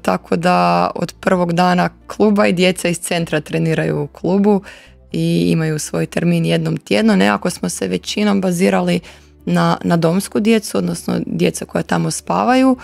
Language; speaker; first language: Croatian; native; Croatian